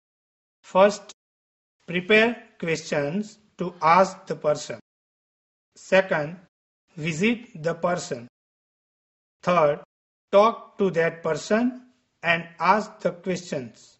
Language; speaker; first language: English; non-native, local second language; Gujarati